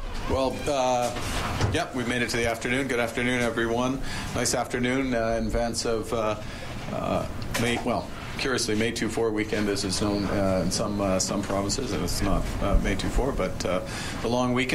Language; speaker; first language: English; native; English